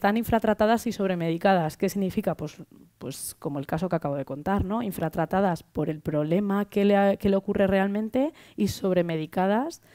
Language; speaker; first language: Spanish; native; Spanish